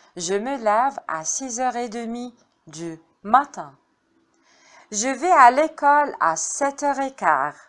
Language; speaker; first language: French; non-native, fluent; Arabic